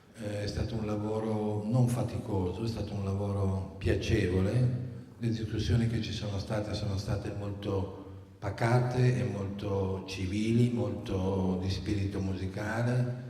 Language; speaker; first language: Italian; native; Italian